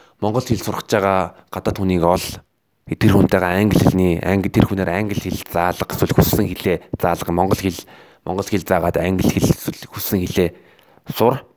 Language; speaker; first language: Mongolian; native; Mongolian